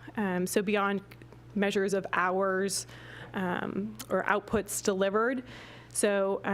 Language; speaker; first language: English; native; English